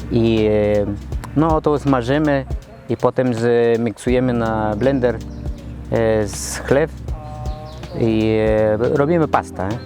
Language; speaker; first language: Polish; non-native, learner; Spanish